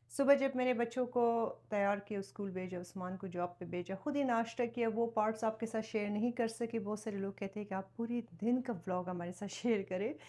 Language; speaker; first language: Urdu; non-native, fluent; Persian